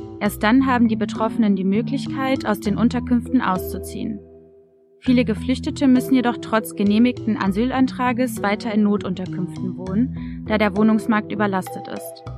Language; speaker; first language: German; native; German